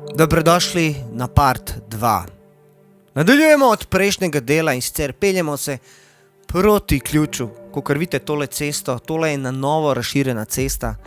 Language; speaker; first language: Slovenian; early bilingual, other home language; Bosnian